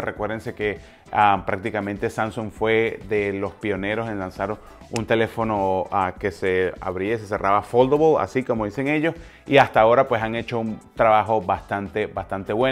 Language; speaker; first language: Spanish; native; Spanish